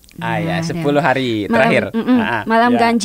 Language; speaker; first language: Indonesian; native; Indonesian